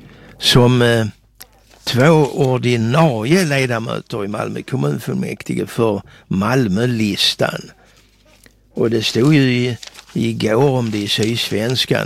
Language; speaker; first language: Swedish; native; Swedish